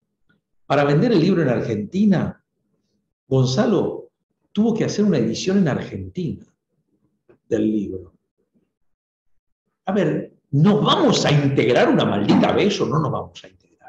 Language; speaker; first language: Spanish; native; Spanish